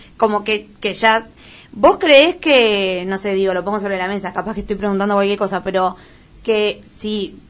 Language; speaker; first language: Spanish; native; Spanish